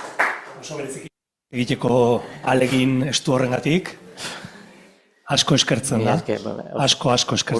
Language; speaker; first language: Basque; native; Basque